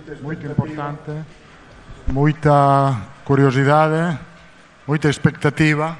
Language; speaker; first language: Portuguese; non-native, fluent; Italian